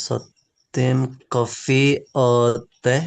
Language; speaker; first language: Hebrew; non-native, learner; Indonesian